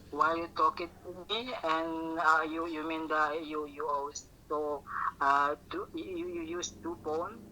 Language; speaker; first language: English; non-native, learner; Indonesian